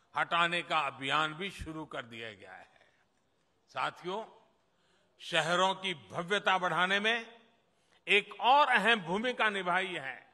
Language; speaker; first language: Hindi; non-native, local second language; Gujarati